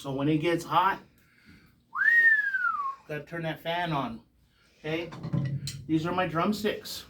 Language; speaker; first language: English; native; English